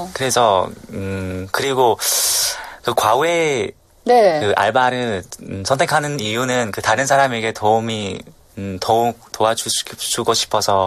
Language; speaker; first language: Korean; non-native, learner; Vietnamese